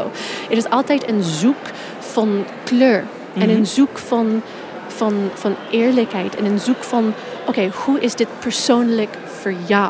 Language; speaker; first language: Dutch; non-native, fluent; English